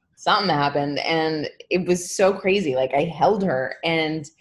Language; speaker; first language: English; native; English